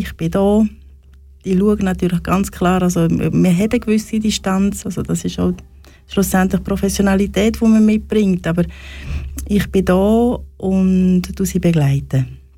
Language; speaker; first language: German; native; German